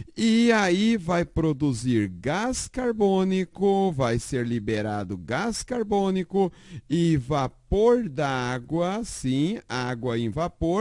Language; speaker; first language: Portuguese; native; Portuguese